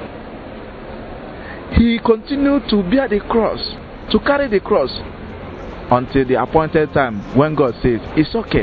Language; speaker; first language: English; non-native, local second language; Igbo